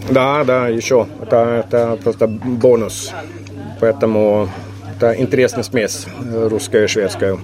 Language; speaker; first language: Russian; non-native, fluent; Swedish